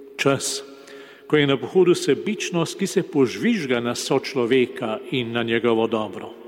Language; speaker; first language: Slovenian; native; Slovenian